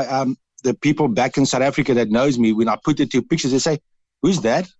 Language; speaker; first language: English; non-native, local second language; Dutch